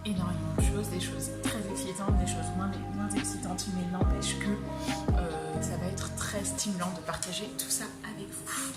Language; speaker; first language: French; native; French